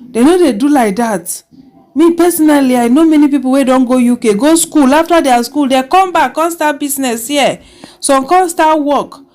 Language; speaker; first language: Nigerian Pidgin; non-native, local second language; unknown